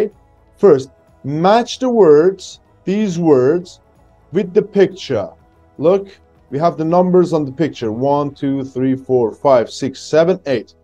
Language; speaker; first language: English; non-native, fluent; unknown